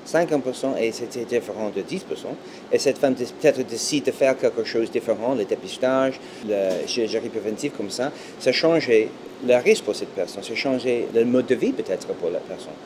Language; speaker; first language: French; non-native, fluent; English